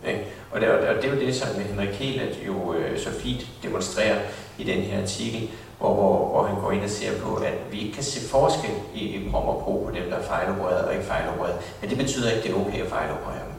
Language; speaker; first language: Danish; native; Danish